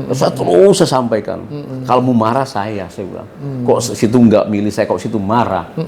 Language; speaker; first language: Indonesian; non-native, local second language; Sundanese